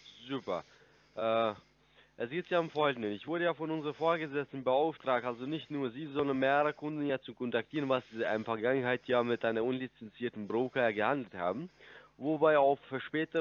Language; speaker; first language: German; non-native, fluent; Russian